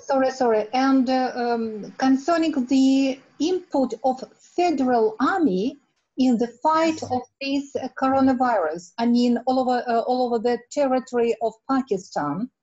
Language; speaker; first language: English; non-native, fluent; Russian